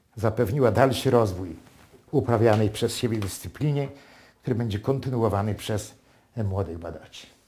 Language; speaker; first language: Polish; native; Polish